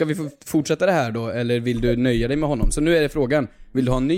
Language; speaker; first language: Swedish; native; Swedish